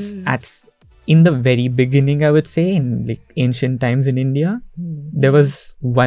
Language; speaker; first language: English; non-native, local second language; Marathi